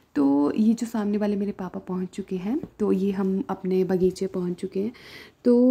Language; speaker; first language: Hindi; non-native, local second language; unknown